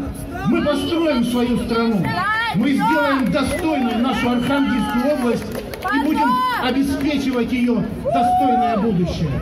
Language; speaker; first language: Russian; native; Russian